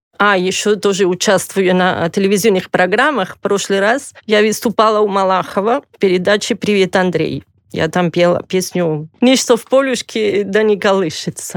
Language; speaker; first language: Russian; non-native, fluent; Catalan